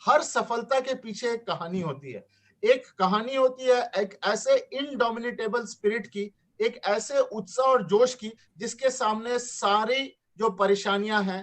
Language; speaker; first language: Hindi; native; Hindi